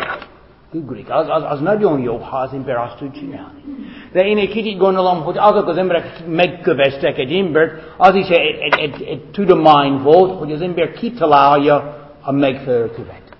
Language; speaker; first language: Hungarian; non-native, fluent; English